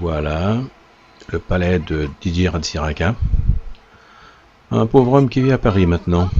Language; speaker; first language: French; native; French